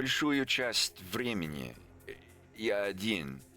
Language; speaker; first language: Russian; non-native, learner; English